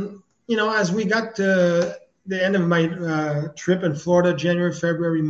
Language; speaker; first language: English; non-native, fluent; French